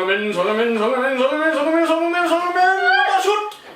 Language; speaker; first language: Korean; non-native, learner; English